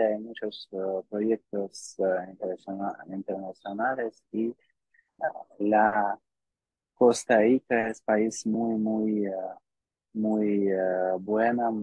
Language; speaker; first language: Spanish; non-native, learner; Russian